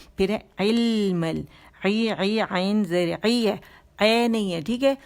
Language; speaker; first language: Urdu; native; Urdu